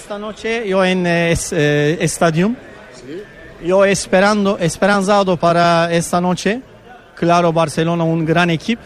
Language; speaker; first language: Spanish; non-native, learner; Turkish